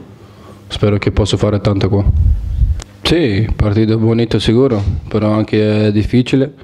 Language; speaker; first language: Italian; non-native, fluent; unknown